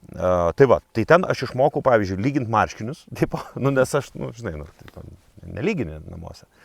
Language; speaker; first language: Lithuanian; native; Lithuanian